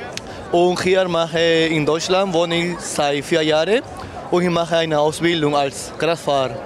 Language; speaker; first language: German; non-native, learner; Spanish